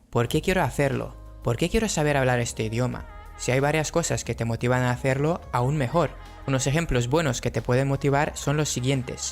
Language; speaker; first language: Spanish; non-native, fluent; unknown